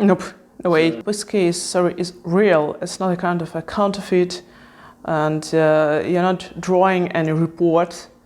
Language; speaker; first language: English; non-native, fluent; Russian